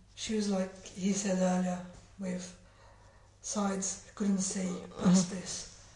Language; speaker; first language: English; non-native, fluent; French